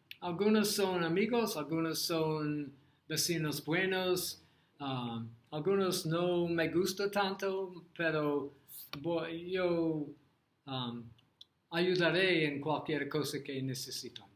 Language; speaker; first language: Spanish; non-native, learner; English